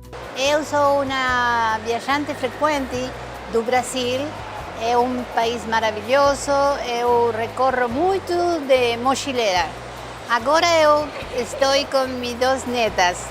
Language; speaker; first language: Portuguese; non-native, learner; Spanish